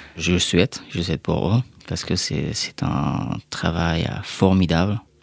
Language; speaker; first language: French; non-native, fluent; Persian